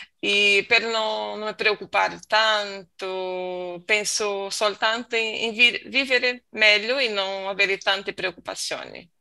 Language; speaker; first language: Italian; non-native, learner; Portuguese